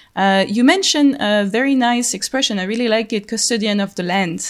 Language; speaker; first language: English; non-native, fluent; French